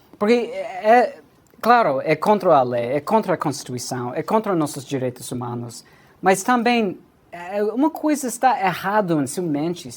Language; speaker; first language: Portuguese; non-native, fluent; English